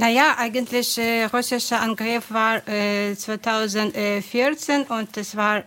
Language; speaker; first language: German; non-native, fluent; Ukrainian